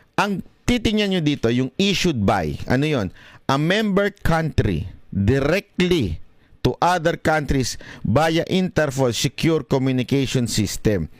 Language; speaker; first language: Filipino; native; Filipino